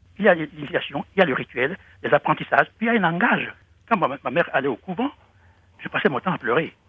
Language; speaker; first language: French; non-native, local second language; Fon